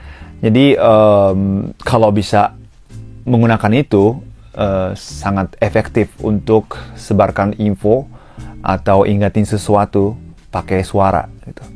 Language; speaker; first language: Indonesian; non-native, fluent; Japanese